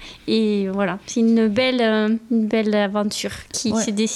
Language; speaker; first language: French; native; French